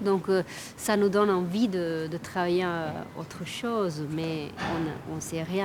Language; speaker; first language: French; non-native, fluent; Spanish